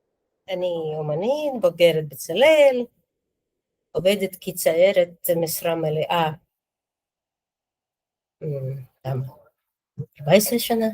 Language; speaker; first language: Hebrew; non-native, fluent; Russian